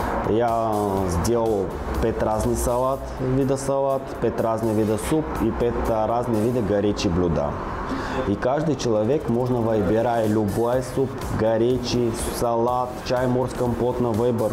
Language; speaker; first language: Russian; non-native, learner; Bulgarian